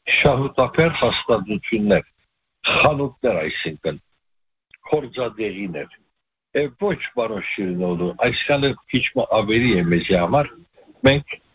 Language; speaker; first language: Armenian; native; Armenian